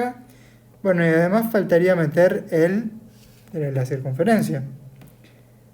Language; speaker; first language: Spanish; native; Spanish